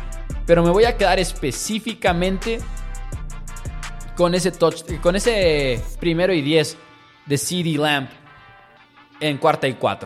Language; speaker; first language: Spanish; native; Spanish